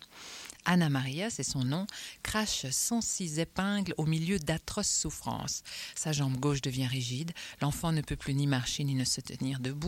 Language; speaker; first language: French; native; French